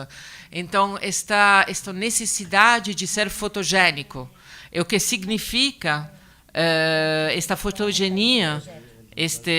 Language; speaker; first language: Portuguese; non-native, learner; Italian